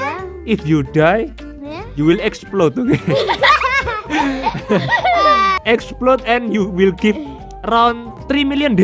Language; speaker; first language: English; non-native, fluent; Indonesian